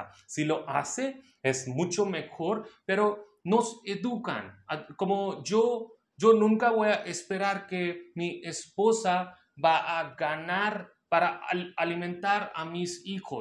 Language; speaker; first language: Spanish; non-native, local second language; Hindi